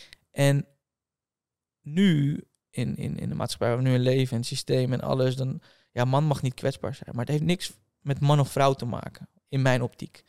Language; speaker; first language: Dutch; native; Dutch